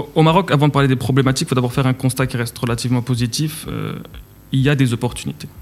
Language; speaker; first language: French; non-native, local second language; Arabic